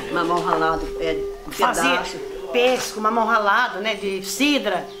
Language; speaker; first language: Portuguese; native; Portuguese